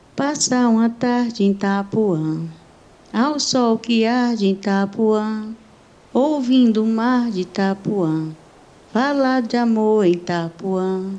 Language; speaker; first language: Portuguese; native; Portuguese